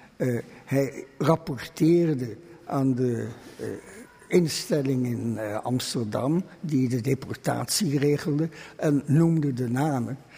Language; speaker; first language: Dutch; early bilingual, other home language; German